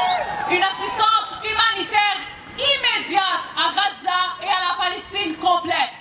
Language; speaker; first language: French; native; French